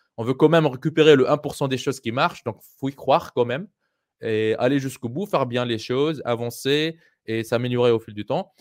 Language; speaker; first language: French; non-native, local second language; Arabic